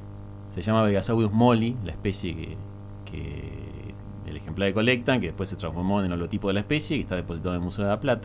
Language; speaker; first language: Spanish; native; Spanish